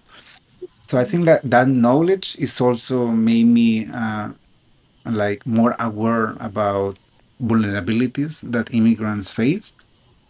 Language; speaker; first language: English; non-native, fluent; Spanish